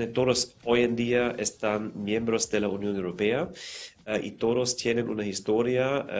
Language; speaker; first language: Spanish; non-native, fluent; German